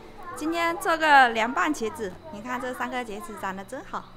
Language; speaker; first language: Chinese; native; Chinese